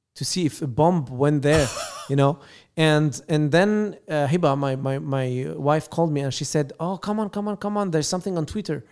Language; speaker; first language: English; non-native, fluent; Arabic